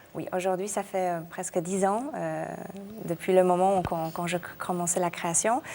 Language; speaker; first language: French; non-native, fluent; Polish